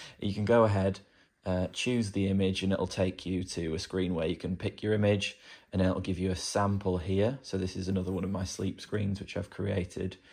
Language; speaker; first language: English; native; English